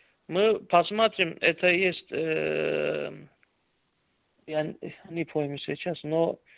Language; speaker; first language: Russian; non-native, learner; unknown